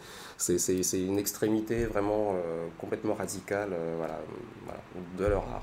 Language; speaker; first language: French; native; French